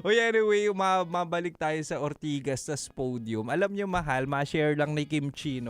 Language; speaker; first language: Filipino; native; Filipino